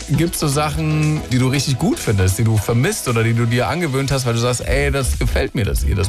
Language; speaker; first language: German; native; German